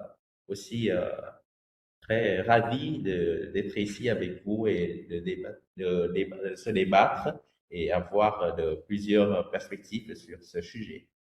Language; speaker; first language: French; non-native, fluent; Vietnamese